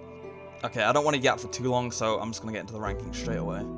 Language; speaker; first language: English; native; English